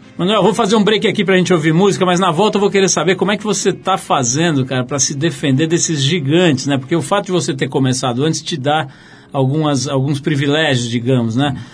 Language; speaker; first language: Portuguese; native; Portuguese